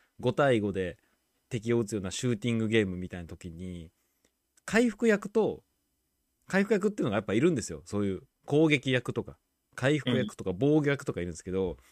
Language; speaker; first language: Japanese; native; Japanese